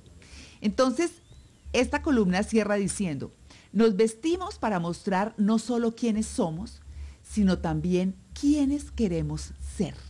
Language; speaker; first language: Spanish; native; Spanish